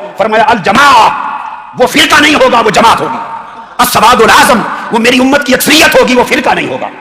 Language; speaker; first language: Urdu; native; Urdu